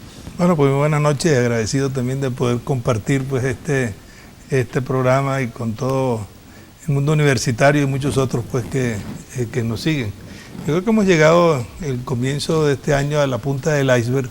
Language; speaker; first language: Spanish; native; Spanish